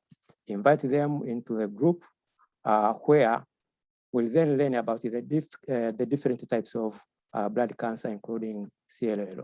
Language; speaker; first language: English; non-native, local second language; Swahili